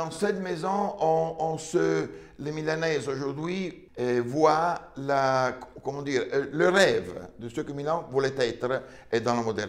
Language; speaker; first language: French; non-native, fluent; Italian